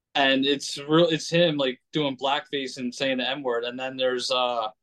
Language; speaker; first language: English; native; English